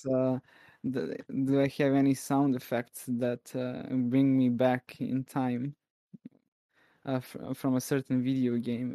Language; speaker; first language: English; non-native, fluent; Serbian